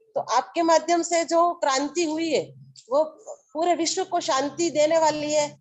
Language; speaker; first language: Hindi; native; Hindi